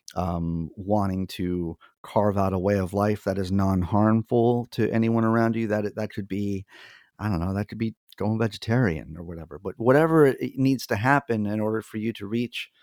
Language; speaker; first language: English; native; English